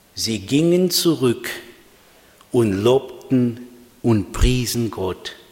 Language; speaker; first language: German; non-native, fluent; Russian